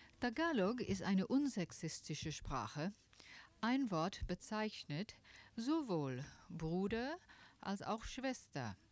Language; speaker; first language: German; non-native, fluent; Filipino